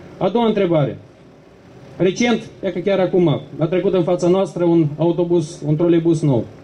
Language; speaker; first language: Romanian; native; Romanian